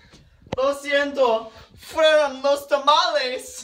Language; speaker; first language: Spanish; non-native, learner; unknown